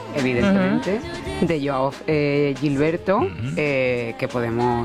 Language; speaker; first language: Spanish; native; Spanish